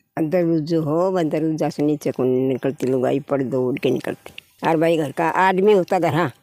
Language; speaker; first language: Hindi; native; Hindi